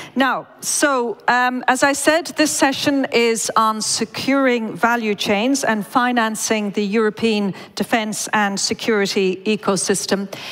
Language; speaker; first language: English; native; English